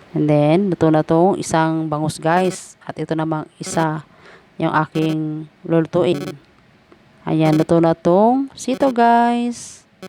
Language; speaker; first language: Filipino; native; Filipino